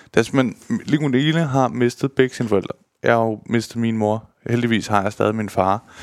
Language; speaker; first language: Danish; early bilingual, other home language; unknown